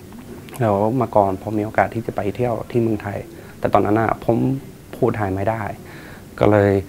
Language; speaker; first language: Thai; non-native, fluent; English